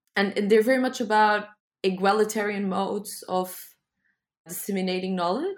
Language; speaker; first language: English; non-native, fluent; Portuguese